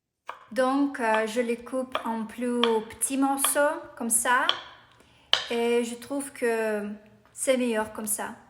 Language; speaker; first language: French; non-native, fluent; Russian